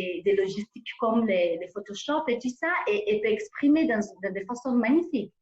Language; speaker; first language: French; non-native, fluent; English